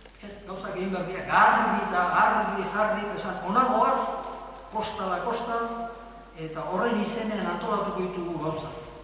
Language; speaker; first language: Basque; native; Basque